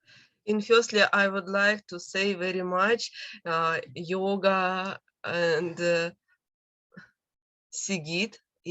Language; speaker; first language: English; non-native, learner; Russian